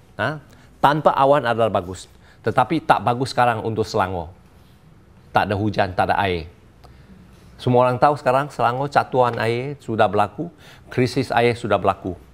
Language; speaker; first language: Malay; non-native, local second language; Chinese